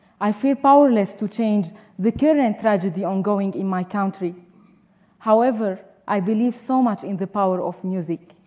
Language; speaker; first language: English; non-native, fluent; Arabic